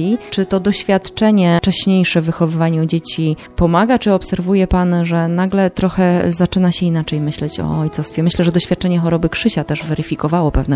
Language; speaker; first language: Polish; native; Polish